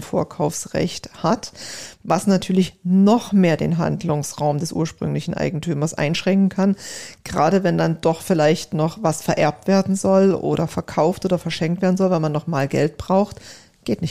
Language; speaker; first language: German; native; German